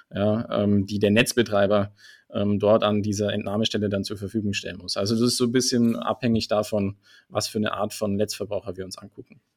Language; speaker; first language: German; native; German